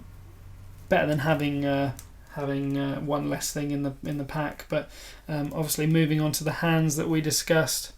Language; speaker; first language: English; native; English